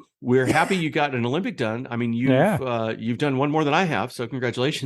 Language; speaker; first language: English; native; English